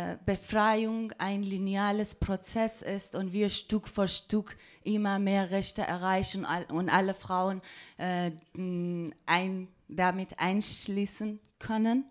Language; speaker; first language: German; non-native, fluent; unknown